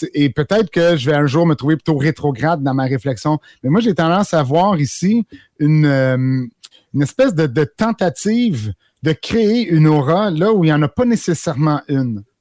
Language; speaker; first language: French; native; French